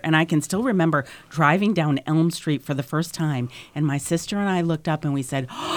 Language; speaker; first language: English; native; English